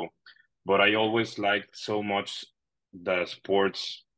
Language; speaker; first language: English; non-native, fluent; Spanish